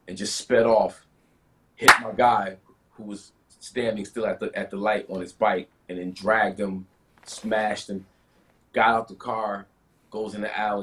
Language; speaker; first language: English; native; English